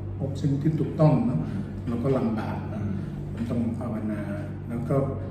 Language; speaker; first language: Thai; non-native, fluent; Indonesian